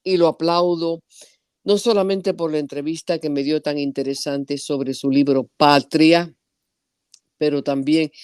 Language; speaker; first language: Spanish; early bilingual, heritage; Spanish